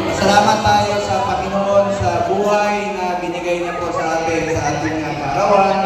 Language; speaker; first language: Filipino; non-native, local second language; Cebuano